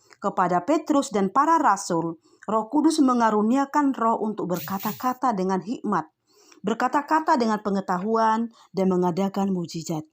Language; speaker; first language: Indonesian; native; Indonesian